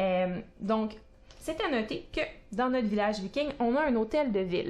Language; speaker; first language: French; native; French